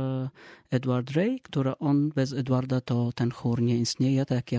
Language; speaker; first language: Polish; non-native, learner; Arabic